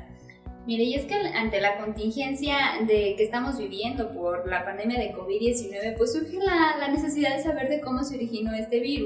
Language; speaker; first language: Spanish; native; Spanish